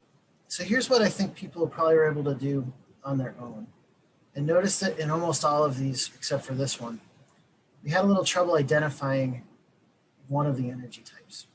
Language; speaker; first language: English; native; English